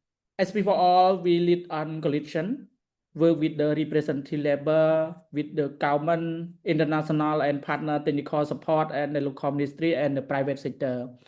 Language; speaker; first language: English; non-native, learner; Khmer